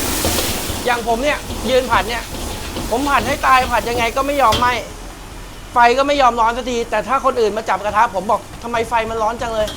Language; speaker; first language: Thai; native; Thai